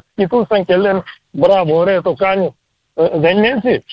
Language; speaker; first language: Greek; early bilingual, heritage; Greek